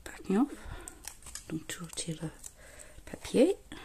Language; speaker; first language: French; non-native, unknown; English